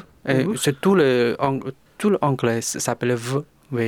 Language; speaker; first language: French; non-native, learner; Chinese